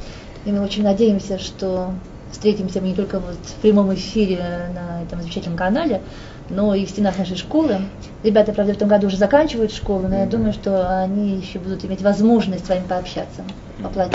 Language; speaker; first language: Russian; native; Russian